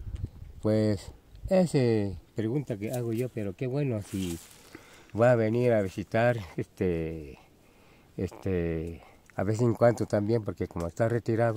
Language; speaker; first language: Spanish; non-native, local second language; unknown